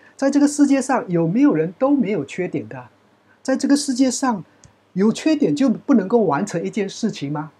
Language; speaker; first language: Chinese; native; Chinese